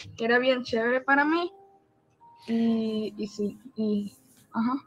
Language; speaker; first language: Spanish; early bilingual, heritage; Spanish